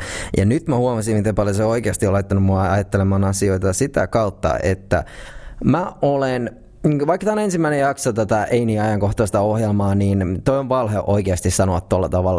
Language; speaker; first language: Finnish; native; Finnish